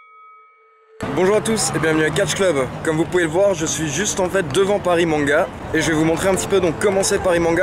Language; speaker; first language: French; native; French